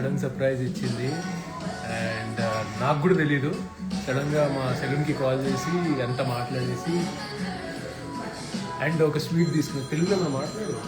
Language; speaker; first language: Telugu; native; Telugu